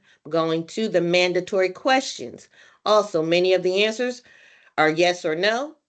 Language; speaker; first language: English; native; English